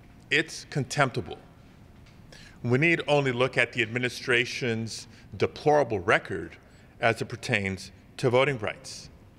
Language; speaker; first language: English; early bilingual, other home language; Spanish